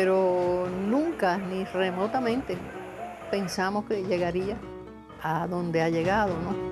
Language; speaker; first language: Spanish; native; Spanish